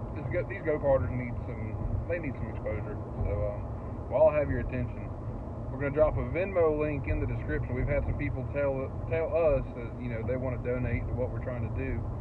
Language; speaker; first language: English; native; English